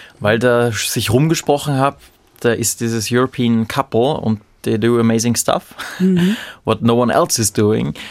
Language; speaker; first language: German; native; German